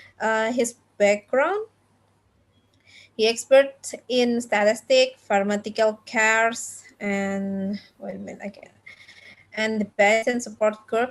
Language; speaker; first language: English; non-native, fluent; Indonesian